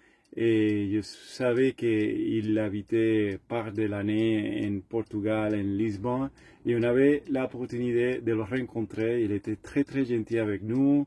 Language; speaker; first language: French; non-native, learner; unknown